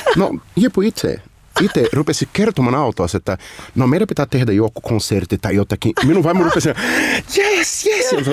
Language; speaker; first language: Finnish; non-native, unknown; Portuguese